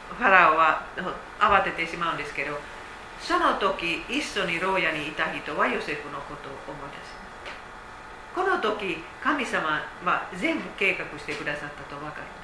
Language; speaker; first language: Japanese; non-native, fluent; Finnish